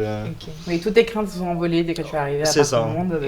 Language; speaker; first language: French; native; French